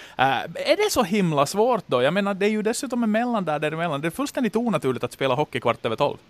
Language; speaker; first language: Swedish; native; Swedish